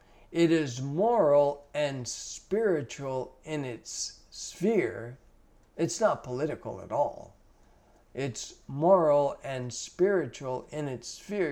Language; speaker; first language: English; native; English